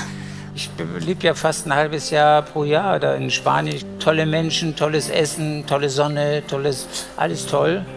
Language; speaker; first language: German; native; German